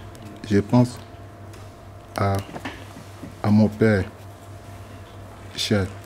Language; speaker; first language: French; non-native, learner; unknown